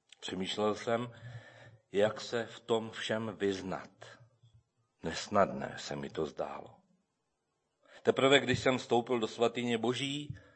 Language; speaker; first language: Czech; native; Czech